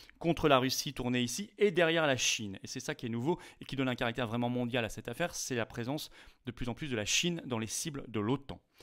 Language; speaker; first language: French; native; French